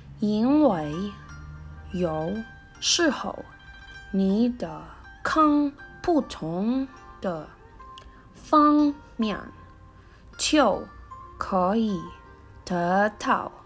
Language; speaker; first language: Chinese; non-native, learner; Spanish